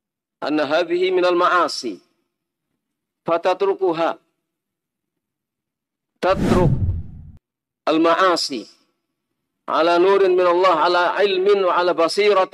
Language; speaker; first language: Arabic; non-native, fluent; Indonesian